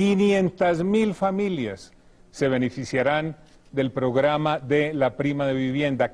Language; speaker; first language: Spanish; native; Spanish